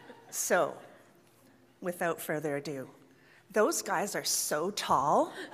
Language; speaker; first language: English; native; English